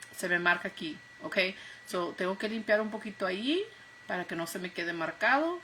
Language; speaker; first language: Spanish; early bilingual, heritage; Spanish